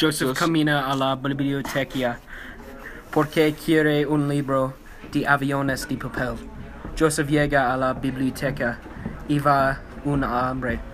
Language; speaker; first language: Spanish; non-native, learner; English